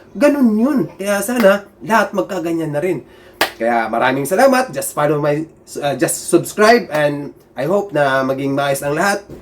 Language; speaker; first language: Filipino; non-native, local second language; Cebuano